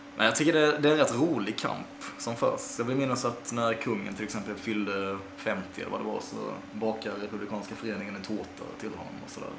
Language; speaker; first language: Swedish; native; Swedish